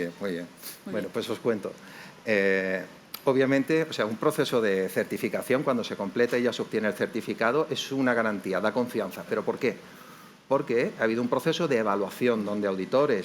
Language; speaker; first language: Spanish; native; Spanish